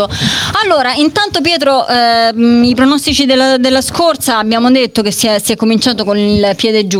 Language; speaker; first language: Italian; native; Italian